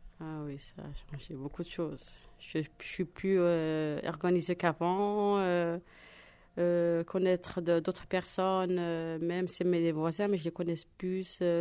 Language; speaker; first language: French; non-native, learner; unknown